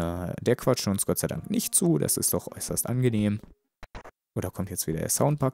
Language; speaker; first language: German; native; German